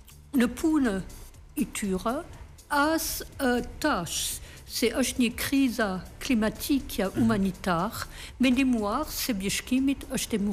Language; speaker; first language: Albanian; non-native, learner; French